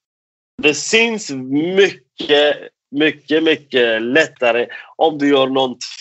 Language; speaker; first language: Swedish; non-native, fluent; Persian